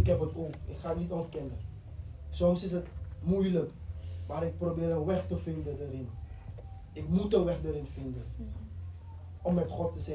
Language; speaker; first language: Dutch; non-native, fluent; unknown